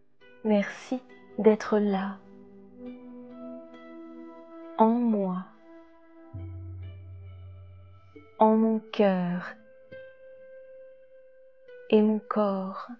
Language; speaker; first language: French; native; French